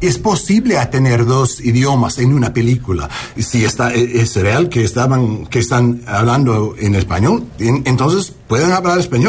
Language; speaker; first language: Spanish; early bilingual, heritage; English